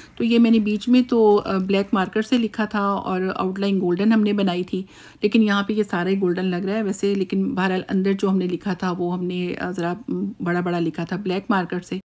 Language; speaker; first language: Urdu; native; Urdu